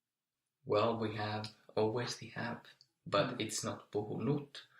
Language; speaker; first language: English; non-native, fluent; Finnish